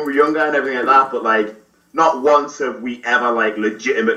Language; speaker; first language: English; native; English